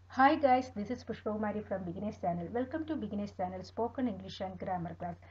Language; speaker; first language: English; non-native, local second language; Malayalam